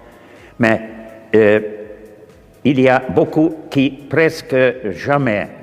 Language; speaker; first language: French; non-native, fluent; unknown